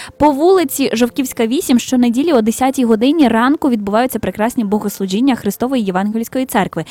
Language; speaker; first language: Ukrainian; native; Ukrainian